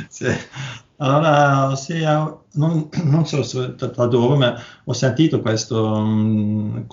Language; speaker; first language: Italian; non-native, learner; Norwegian